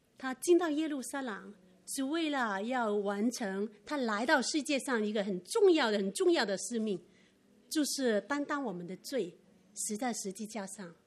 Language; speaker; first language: Chinese; non-native, local second language; Cantonese